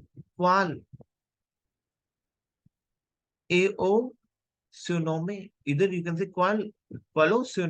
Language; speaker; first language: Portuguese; non-native, learner; Hindi